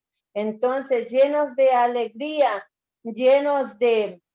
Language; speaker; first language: Spanish; native; Spanish